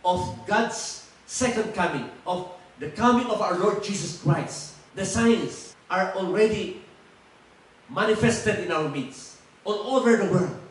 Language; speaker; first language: English; non-native, local second language; Filipino